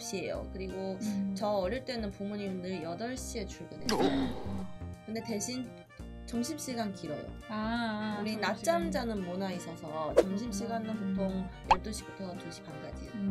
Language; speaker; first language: Korean; non-native, fluent; Chinese